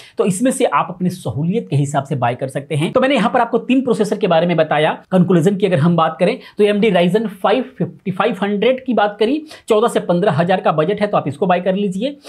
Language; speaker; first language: Hindi; native; Hindi